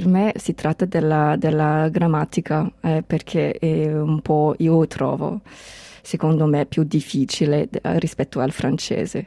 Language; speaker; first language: Italian; non-native, fluent; English